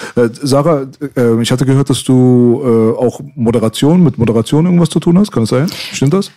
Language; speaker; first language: German; early bilingual, other home language; Persian